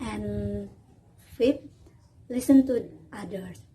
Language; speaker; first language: English; non-native, learner; Indonesian